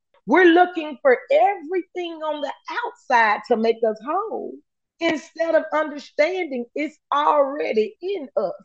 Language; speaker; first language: English; native; English